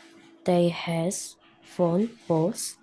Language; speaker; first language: English; non-native, learner; Korean